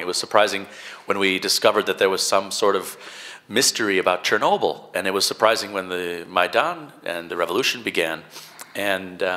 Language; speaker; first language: English; native; English